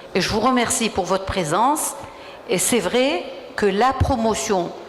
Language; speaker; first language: French; non-native, local second language; Arabic